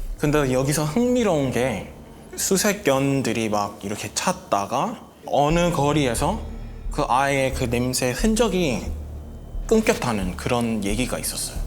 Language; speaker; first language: Korean; non-native, fluent; English